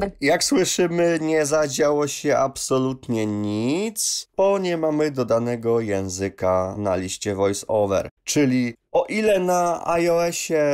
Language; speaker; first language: Polish; native; Polish